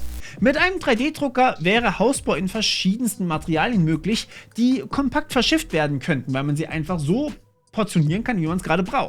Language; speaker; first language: German; native; German